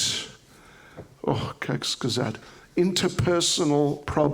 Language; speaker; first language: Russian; non-native, learner; English